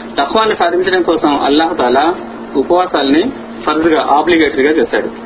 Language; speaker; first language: Telugu; non-native, local second language; Urdu